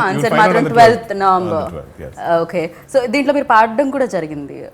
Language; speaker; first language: Telugu; native; Telugu